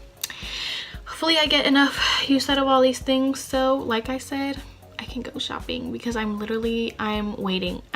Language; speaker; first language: English; native; English